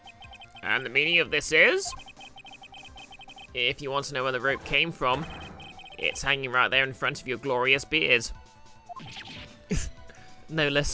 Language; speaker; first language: English; native; English